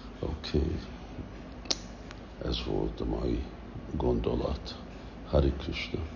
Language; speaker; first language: Hungarian; early bilingual, heritage; Hungarian